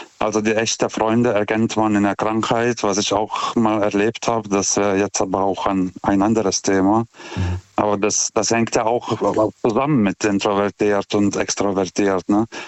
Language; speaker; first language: German; non-native, fluent; Lithuanian